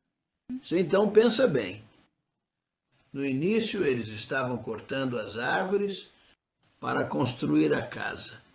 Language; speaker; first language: Portuguese; non-native, fluent; English